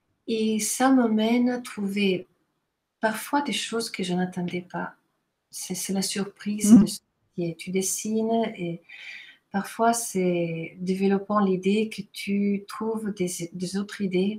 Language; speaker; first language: French; non-native, fluent; Italian